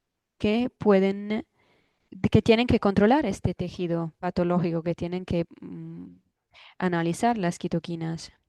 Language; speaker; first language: Spanish; non-native, fluent; German